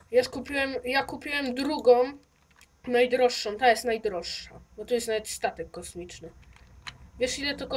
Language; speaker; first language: Polish; native; Polish